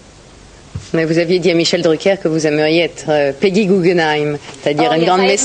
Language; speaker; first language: French; native; French